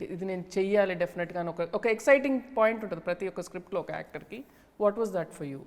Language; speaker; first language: Telugu; native; Telugu